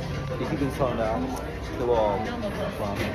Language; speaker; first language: Turkish; non-native, learner; Azerbaijani